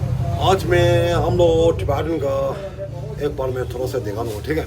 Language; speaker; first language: Hindi; non-native, local second language; Tibetan